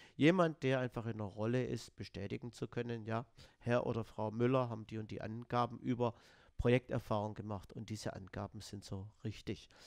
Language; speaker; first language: German; native; German